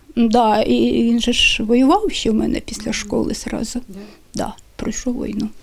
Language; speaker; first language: Ukrainian; native; Ukrainian